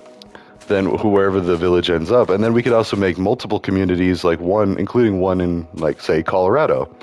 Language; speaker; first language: English; native; English